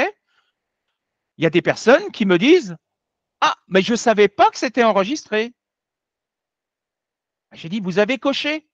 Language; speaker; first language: French; native; French